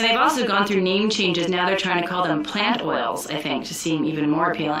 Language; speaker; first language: English; native; English